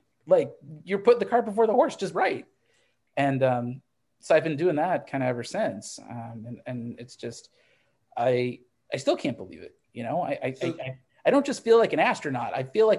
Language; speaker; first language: English; native; English